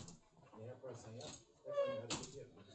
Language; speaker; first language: Turkish; native; Turkish